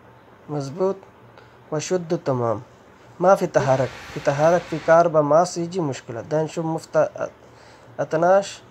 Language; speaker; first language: Arabic; non-native, learner; Urdu